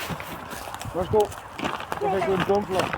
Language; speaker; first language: Danish; native; Danish